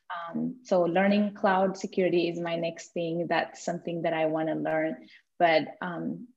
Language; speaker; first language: English; non-native, fluent; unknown